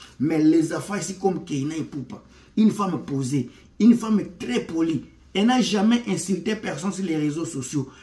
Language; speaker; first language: French; non-native, local second language; Lingala